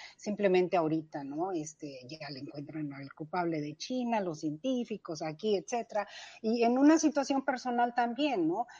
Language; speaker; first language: Spanish; early bilingual, other home language; Cantonese